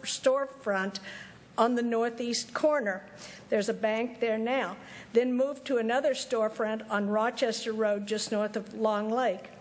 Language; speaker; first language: English; native; English